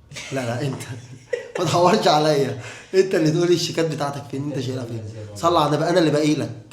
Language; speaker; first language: Arabic; native; Arabic